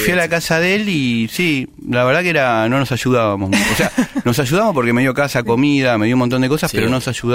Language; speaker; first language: Spanish; native; Spanish